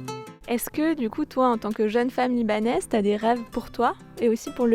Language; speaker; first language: French; native; French